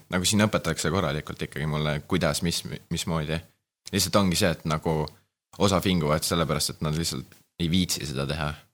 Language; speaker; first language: Estonian; native; Estonian